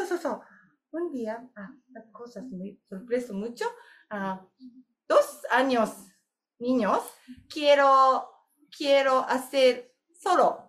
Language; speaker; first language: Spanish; non-native, learner; Korean